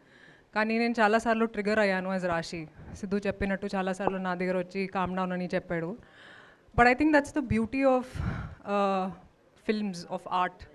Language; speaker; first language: Telugu; non-native, local second language; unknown